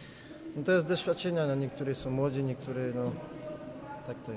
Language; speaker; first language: Polish; non-native, fluent; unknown